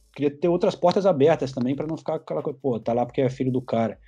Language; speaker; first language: Portuguese; early bilingual, other home language; English